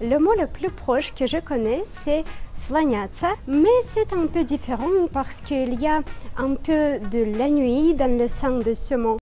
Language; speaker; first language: French; non-native, fluent; Russian